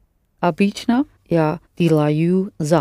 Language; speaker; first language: Russian; non-native, learner; English